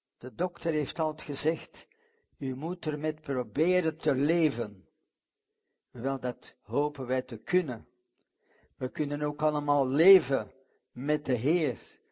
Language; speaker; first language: Dutch; non-native, fluent; English